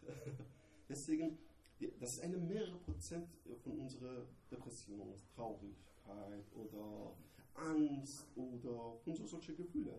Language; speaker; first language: German; non-native, learner; Persian